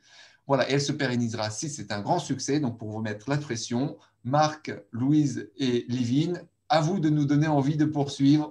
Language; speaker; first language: French; native; French